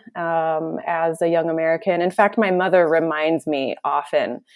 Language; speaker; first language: English; native; English